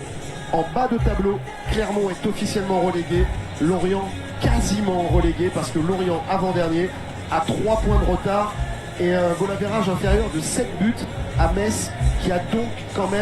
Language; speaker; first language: French; native; French